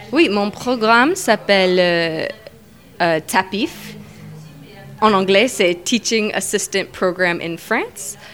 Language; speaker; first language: French; non-native, learner; English